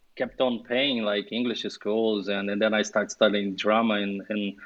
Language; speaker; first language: English; non-native, fluent; Portuguese